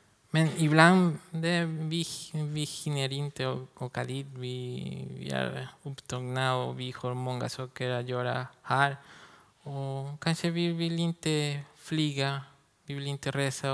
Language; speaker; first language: Swedish; non-native, learner; Spanish